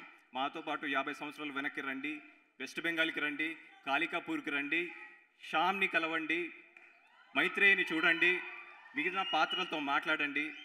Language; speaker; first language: Telugu; native; Telugu